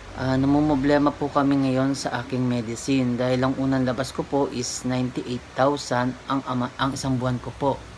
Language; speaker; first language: Filipino; native; Filipino